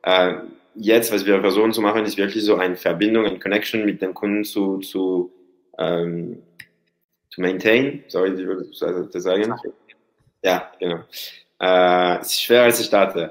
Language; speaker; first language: German; non-native, learner; French